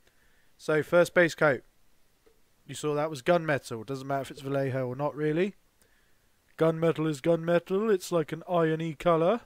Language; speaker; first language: English; native; English